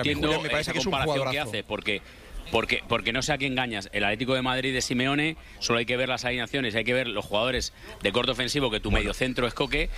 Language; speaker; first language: Spanish; native; Spanish